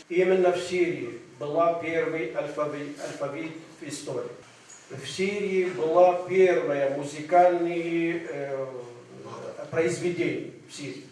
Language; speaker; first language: Russian; non-native, fluent; Arabic